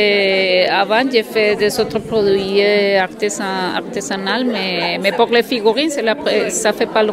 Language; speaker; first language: French; non-native, learner; Spanish